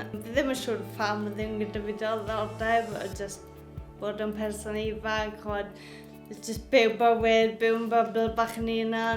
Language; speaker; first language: Welsh; native; Welsh